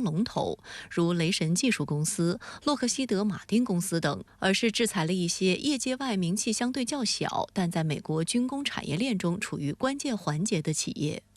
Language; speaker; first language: Chinese; native; Chinese